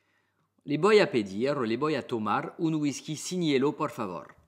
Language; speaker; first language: Spanish; non-native, fluent; French